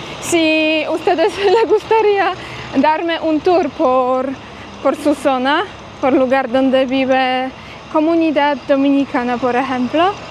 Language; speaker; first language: Spanish; non-native, fluent; Polish